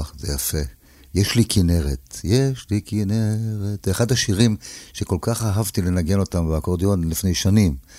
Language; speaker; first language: Hebrew; native; Hebrew